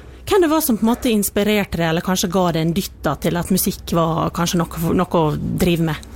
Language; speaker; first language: Norwegian; native; Norwegian